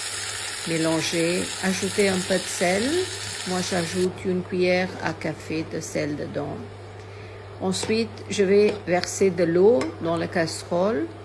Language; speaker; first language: French; non-native, fluent; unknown